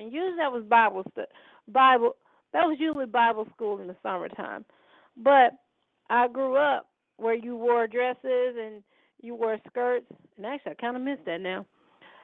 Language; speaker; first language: English; native; English